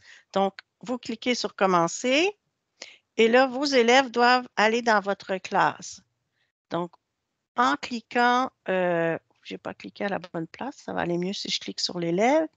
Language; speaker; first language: French; native; French